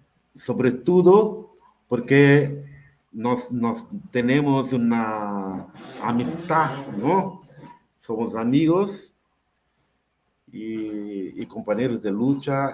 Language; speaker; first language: Spanish; non-native, learner; Portuguese